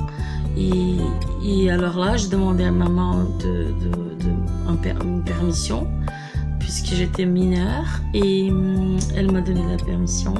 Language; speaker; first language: French; non-native, fluent; Portuguese